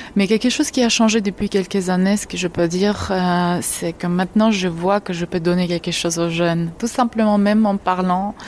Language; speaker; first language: French; non-native, fluent; Georgian